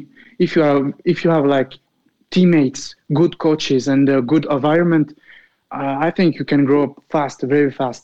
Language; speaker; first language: English; non-native, fluent; Arabic